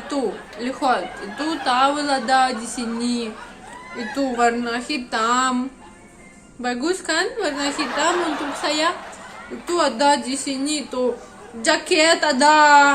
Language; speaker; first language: Indonesian; non-native, learner; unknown